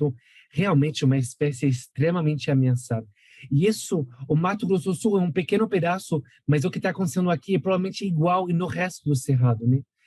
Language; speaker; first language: Portuguese; non-native, fluent; French